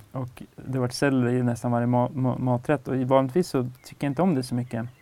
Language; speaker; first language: Swedish; native; Swedish